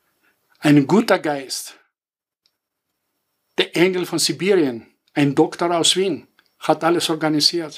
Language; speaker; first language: German; non-native, fluent; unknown